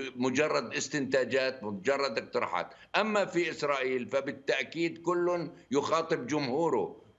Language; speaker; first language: Arabic; native; Arabic